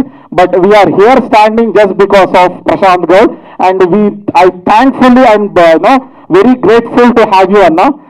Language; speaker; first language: Telugu; native; Telugu